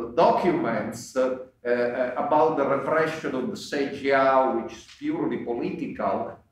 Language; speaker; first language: English; non-native, fluent; Italian